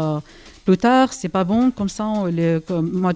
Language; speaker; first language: French; non-native, learner; Arabic